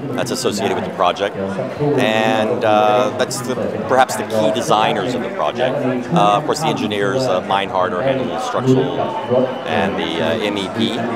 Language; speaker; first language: English; native; English